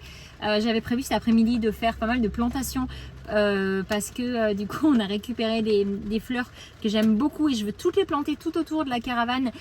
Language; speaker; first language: French; native; French